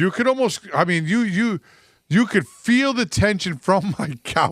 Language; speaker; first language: English; native; English